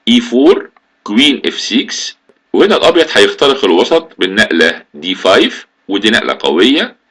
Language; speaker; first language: Arabic; native; Arabic